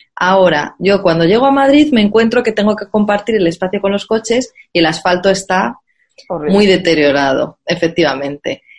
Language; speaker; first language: Spanish; native; Spanish